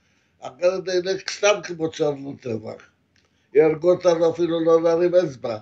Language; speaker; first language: Hebrew; non-native, fluent; Polish